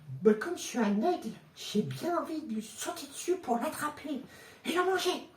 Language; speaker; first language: French; native; French